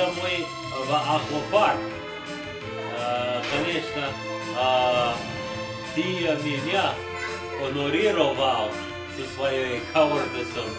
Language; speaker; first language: Russian; non-native, learner; English